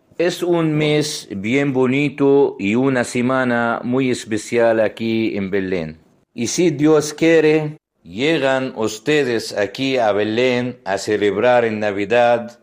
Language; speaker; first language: Spanish; non-native, fluent; Arabic